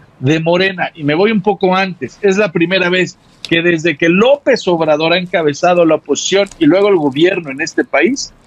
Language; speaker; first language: Spanish; native; Spanish